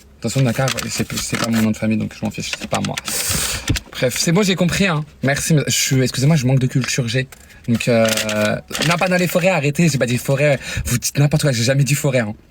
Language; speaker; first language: French; native; French